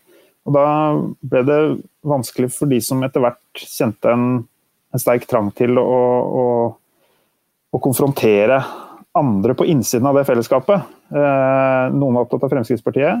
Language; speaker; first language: Norwegian; native; Norwegian